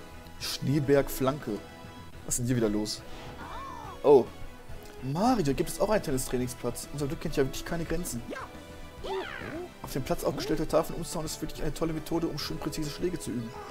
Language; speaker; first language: German; native; German